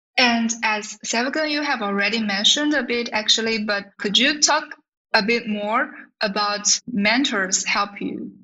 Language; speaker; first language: English; non-native, fluent; Chinese